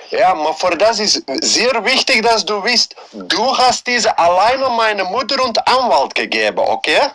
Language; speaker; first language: German; non-native, learner; Dutch